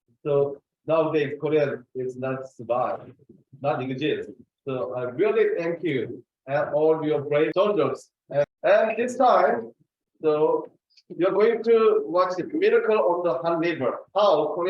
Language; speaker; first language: English; non-native, fluent; Korean